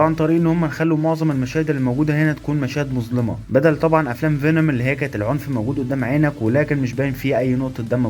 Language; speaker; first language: Arabic; native; Arabic